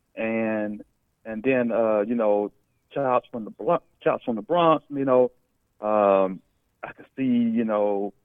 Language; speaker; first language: English; native; English